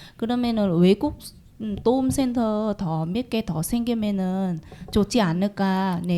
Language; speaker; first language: Korean; non-native, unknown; Vietnamese